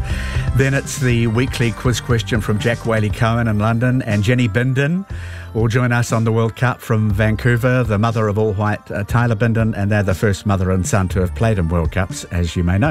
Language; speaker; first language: English; native; English